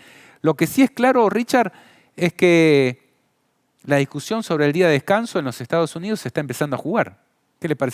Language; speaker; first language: Spanish; native; Spanish